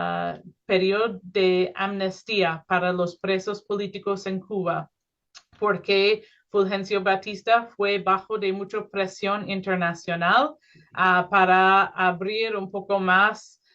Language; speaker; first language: Spanish; non-native, fluent; English